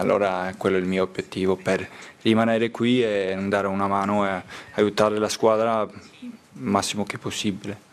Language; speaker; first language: Italian; non-native, learner; Danish